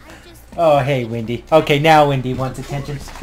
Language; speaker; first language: English; native; English